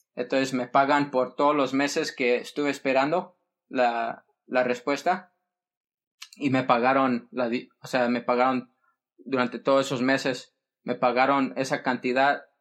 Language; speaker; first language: Spanish; early bilingual, heritage; Spanish